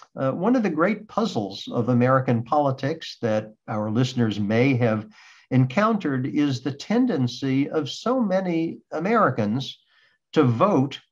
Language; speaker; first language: English; native; English